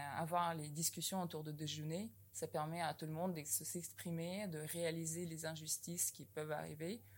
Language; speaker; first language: French; non-native, fluent; Russian